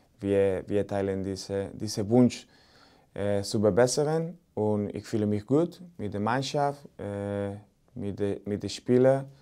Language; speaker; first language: German; non-native, learner; Spanish